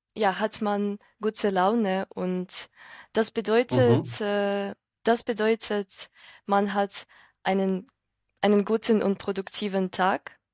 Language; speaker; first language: German; non-native, fluent; Ukrainian